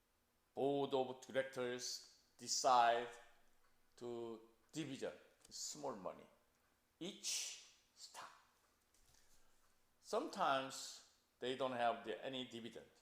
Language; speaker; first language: English; non-native, fluent; Korean